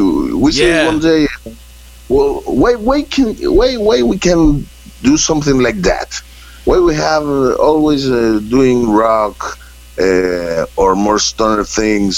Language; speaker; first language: English; non-native, fluent; Spanish